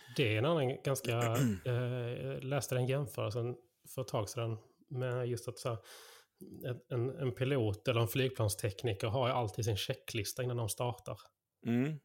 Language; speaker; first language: Swedish; native; Swedish